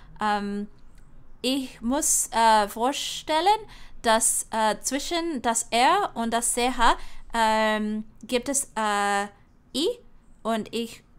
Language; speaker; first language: German; non-native, learner; English